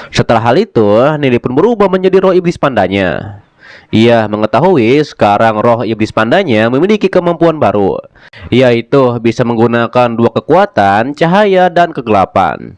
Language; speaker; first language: Indonesian; native; Indonesian